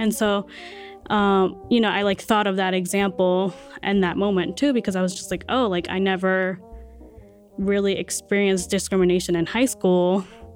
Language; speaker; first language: English; early bilingual, other home language; Spanish